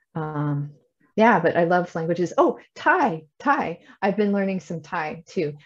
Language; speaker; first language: English; native; English